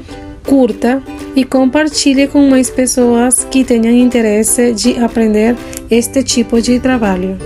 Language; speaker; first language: Portuguese; non-native, fluent; Spanish